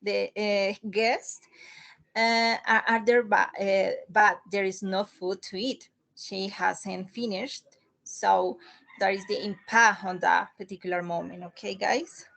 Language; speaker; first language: English; non-native, learner; Spanish